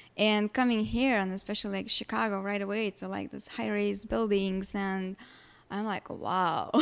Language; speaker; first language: English; non-native, fluent; Lithuanian